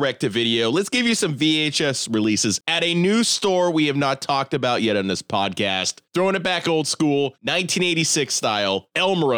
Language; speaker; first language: English; native; English